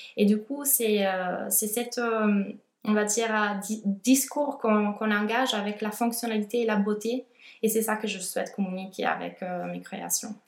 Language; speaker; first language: French; non-native, fluent; Italian